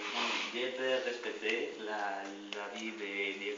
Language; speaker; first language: French; non-native, learner; Spanish